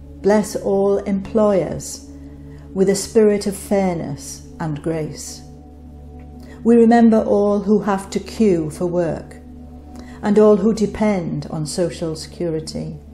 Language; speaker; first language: English; native; English